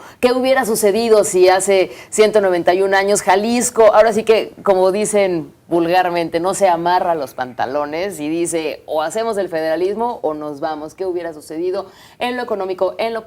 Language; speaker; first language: Spanish; native; Spanish